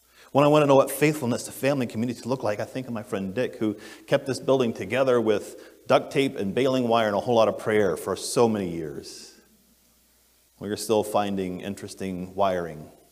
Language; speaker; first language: English; native; English